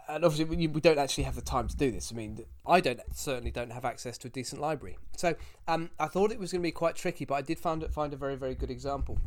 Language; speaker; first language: English; native; English